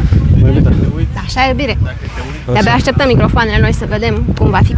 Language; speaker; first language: Romanian; native; Romanian